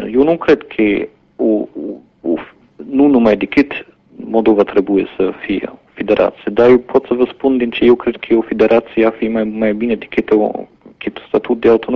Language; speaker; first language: Romanian; non-native, fluent; German